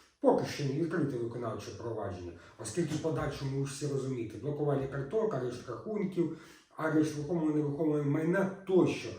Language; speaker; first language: Ukrainian; native; Ukrainian